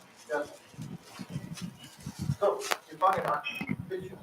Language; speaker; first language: German; non-native, fluent; Arabic